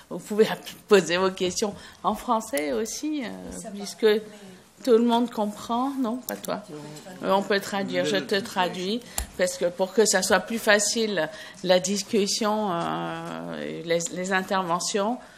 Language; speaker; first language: French; native; French